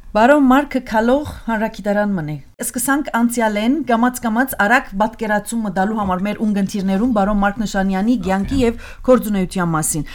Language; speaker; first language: Armenian; early bilingual, heritage; Armenian